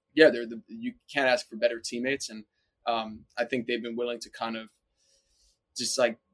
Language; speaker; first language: English; native; English